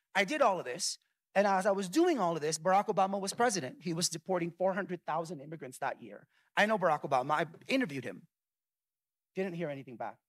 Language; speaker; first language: English; early bilingual, other home language; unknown